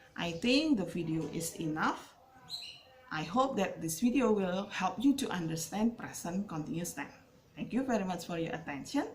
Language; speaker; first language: English; non-native, fluent; Indonesian